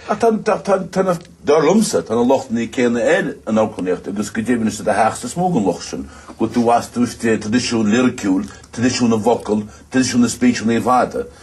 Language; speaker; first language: Irish; native; Irish